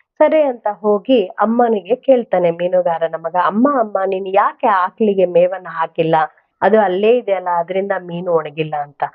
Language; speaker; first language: Kannada; non-native, local second language; Telugu